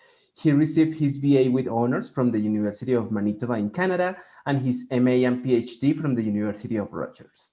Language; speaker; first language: English; non-native, fluent; Spanish